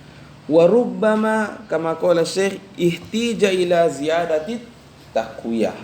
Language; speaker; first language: Arabic; non-native, fluent; Indonesian